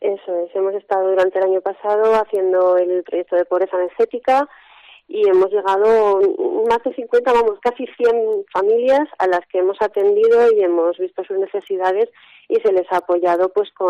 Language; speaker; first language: Spanish; native; Spanish